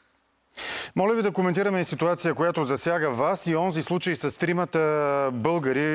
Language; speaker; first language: Bulgarian; native; Bulgarian